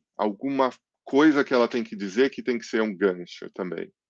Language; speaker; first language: Portuguese; early bilingual, other home language; English